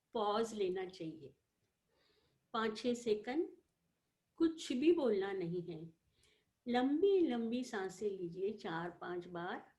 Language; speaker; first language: Hindi; non-native, local second language; Marathi